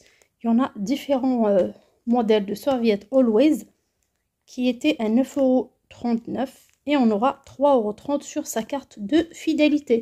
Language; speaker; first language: French; native; French